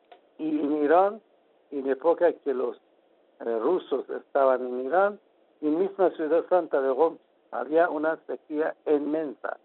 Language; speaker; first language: Spanish; non-native, fluent; Persian